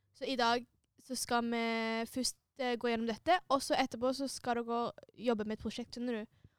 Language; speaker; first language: Norwegian; early bilingual, other home language; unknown